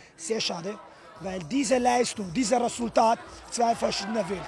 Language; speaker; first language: German; non-native, fluent; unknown